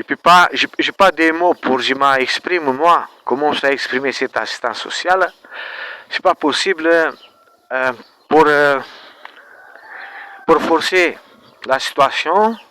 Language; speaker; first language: French; non-native, learner; Romanian